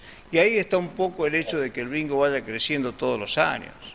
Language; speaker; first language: Spanish; native; Spanish